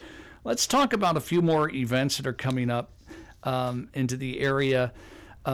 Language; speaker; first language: English; native; English